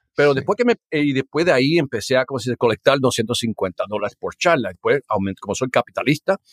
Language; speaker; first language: Spanish; early bilingual, heritage; Spanish